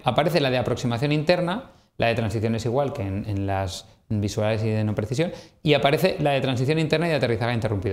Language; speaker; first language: Spanish; native; Spanish